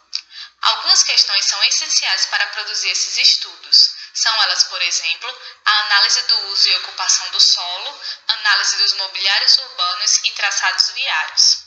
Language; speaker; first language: Portuguese; native; Portuguese